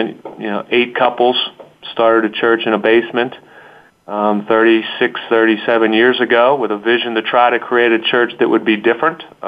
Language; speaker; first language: English; native; English